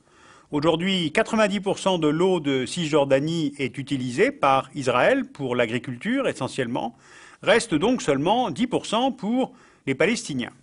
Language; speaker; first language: French; native; French